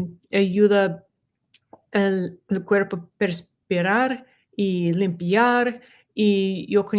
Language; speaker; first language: Spanish; non-native, learner; English